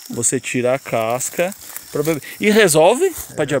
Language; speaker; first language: Portuguese; native; Portuguese